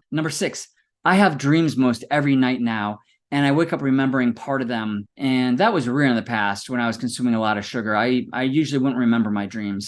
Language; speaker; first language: English; native; English